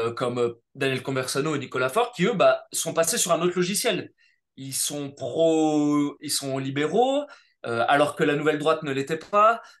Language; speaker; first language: French; native; French